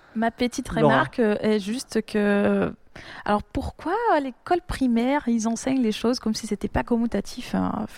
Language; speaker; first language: French; non-native, fluent; Portuguese